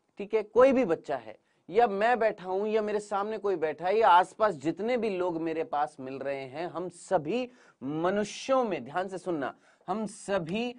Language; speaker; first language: Hindi; native; Hindi